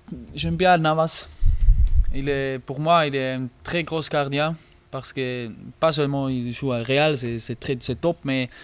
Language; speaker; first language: French; non-native, learner; German